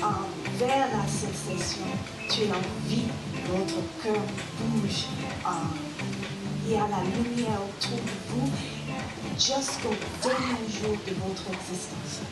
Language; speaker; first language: French; non-native, fluent; English